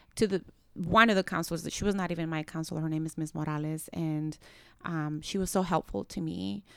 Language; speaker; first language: English; early bilingual, other home language; Spanish